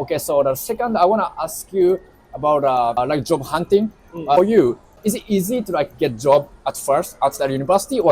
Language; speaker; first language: English; non-native, learner; Japanese